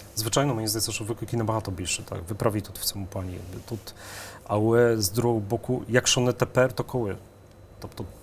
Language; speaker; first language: Ukrainian; early bilingual, heritage; Ukrainian